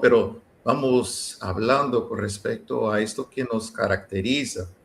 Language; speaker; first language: Spanish; non-native, learner; Portuguese